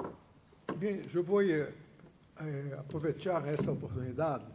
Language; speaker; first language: Spanish; non-native, fluent; Portuguese